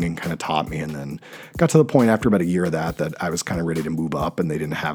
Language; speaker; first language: English; native; English